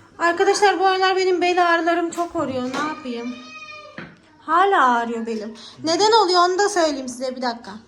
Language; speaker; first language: Turkish; native; Turkish